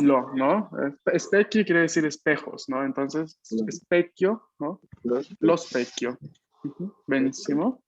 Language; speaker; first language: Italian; non-native, fluent; Spanish